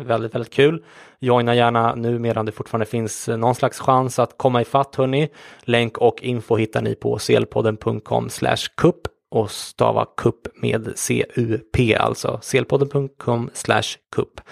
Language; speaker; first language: Swedish; native; Swedish